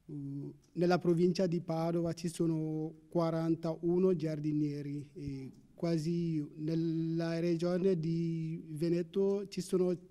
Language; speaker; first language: Italian; non-native, learner; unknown